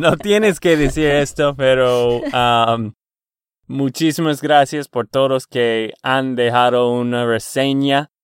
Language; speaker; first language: Spanish; non-native, learner; English